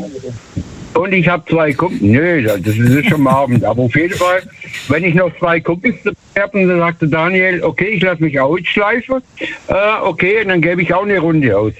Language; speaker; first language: German; native; German